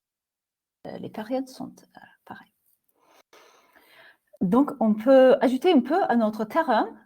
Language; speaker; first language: French; non-native, fluent; English